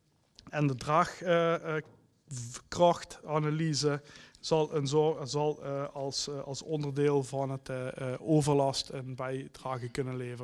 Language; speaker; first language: Dutch; native; Dutch